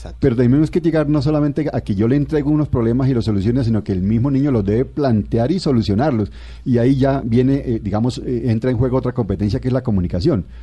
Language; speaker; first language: Spanish; native; Spanish